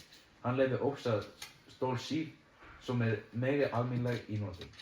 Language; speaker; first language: Danish; non-native, learner; Icelandic